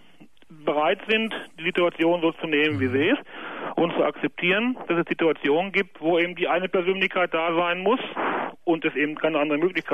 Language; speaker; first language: German; native; German